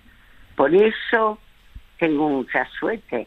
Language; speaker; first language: Spanish; early bilingual, other home language; French